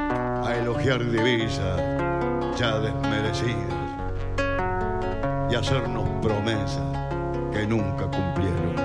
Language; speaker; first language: Spanish; native; Spanish